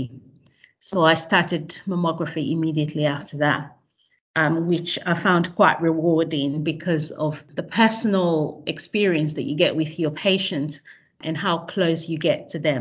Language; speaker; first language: English; non-native, local second language; Yoruba